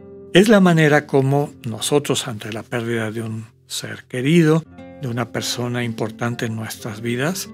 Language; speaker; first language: Spanish; native; Spanish